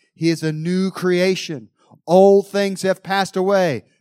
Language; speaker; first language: English; native; English